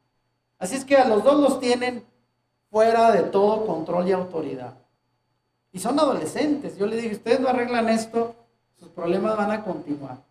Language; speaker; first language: Spanish; native; Spanish